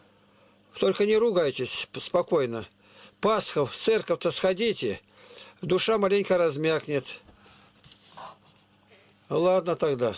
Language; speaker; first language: Russian; native; Russian